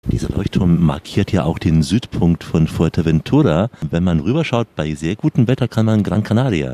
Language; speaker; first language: German; native; German